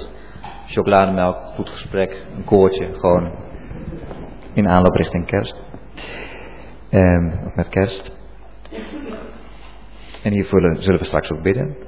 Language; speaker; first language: Dutch; native; Dutch